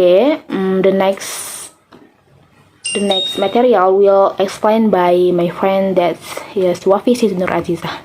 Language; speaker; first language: English; non-native, learner; Indonesian